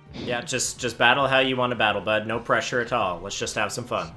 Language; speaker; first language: English; native; English